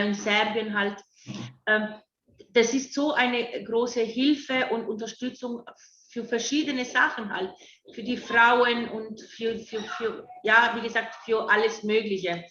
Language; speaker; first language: German; non-native, fluent; Italian